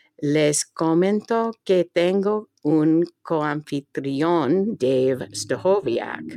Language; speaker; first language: Spanish; non-native, fluent; English